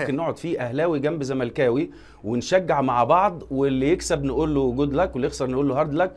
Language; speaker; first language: Arabic; native; Arabic